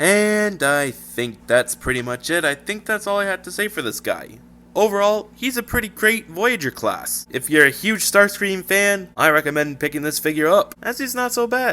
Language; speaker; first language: English; native; English